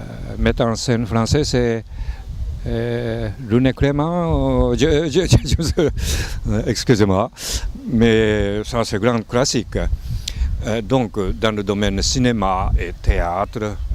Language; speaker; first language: French; non-native, fluent; Japanese